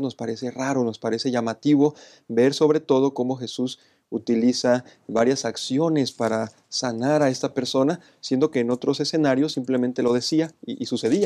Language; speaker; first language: Spanish; native; Spanish